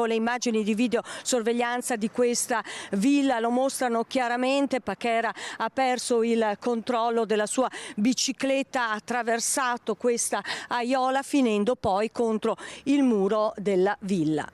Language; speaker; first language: Italian; native; Italian